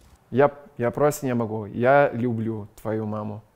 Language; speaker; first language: Russian; non-native, fluent; English